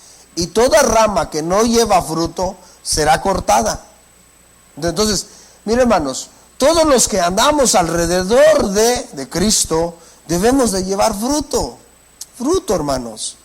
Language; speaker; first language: Spanish; native; Spanish